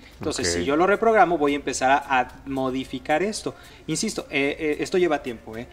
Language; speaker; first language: Spanish; native; Spanish